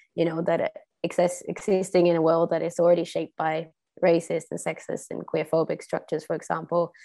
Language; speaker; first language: English; non-native, fluent; Swedish